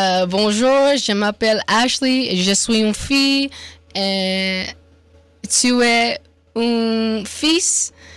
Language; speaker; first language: French; non-native, learner; English